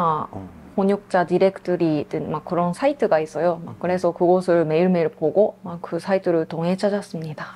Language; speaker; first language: Korean; non-native, fluent; Japanese